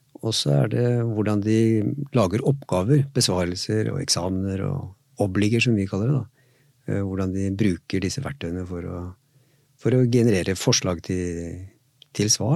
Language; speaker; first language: Norwegian; native; Norwegian